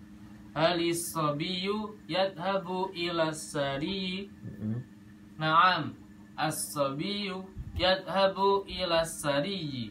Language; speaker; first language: Arabic; non-native, learner; Indonesian